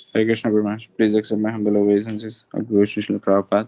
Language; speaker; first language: English; non-native, local second language; Hindi